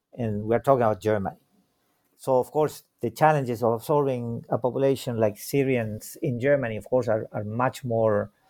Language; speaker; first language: English; non-native, fluent; Spanish